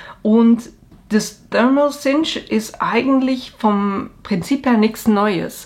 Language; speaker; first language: German; native; German